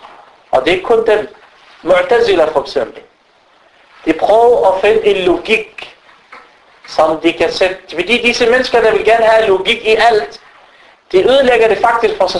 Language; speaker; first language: Danish; early bilingual, other home language; Arabic